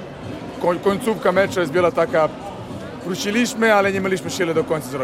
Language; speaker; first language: Polish; non-native, learner; Serbian